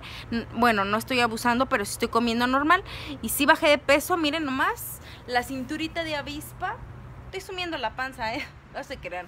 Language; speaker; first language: Spanish; native; Spanish